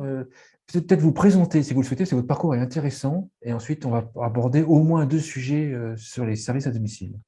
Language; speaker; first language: French; native; French